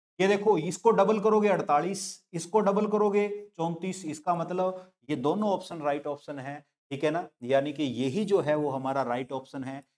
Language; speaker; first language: Hindi; non-native, local second language; Punjabi